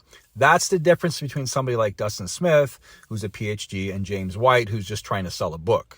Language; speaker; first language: English; native; English